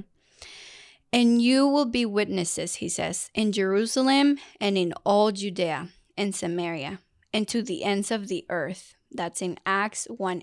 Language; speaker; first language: English; non-native, fluent; Spanish